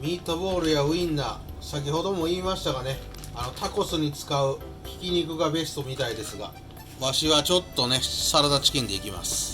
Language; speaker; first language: Japanese; native; Japanese